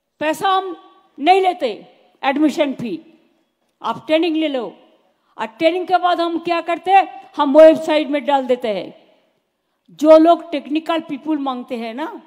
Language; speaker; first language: Hindi; non-native, local second language; Bangla